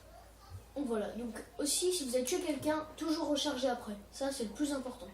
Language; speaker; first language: French; native; French